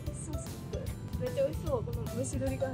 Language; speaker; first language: Japanese; native; Japanese